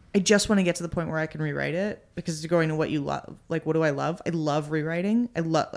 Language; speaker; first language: English; native; English